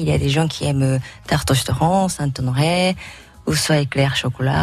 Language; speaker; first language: French; non-native, learner; Japanese